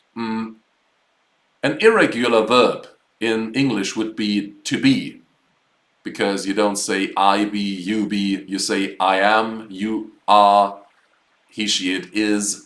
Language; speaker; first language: English; non-native, fluent; German